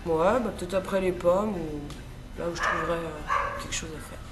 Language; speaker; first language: French; native; French